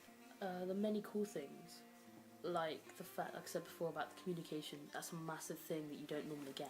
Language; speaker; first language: English; native; English